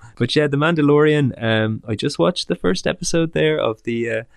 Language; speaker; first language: English; native; English